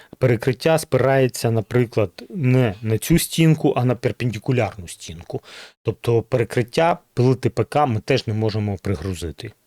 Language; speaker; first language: Ukrainian; non-native, local second language; Russian